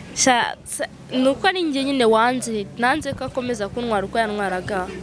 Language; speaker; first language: Kinyarwanda; native; Kinyarwanda